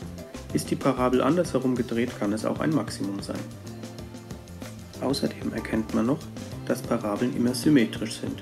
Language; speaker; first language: German; native; German